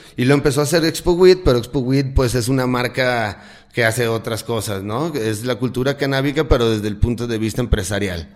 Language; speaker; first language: Spanish; native; Spanish